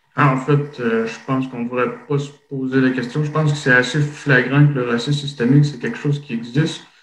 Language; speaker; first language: French; native; French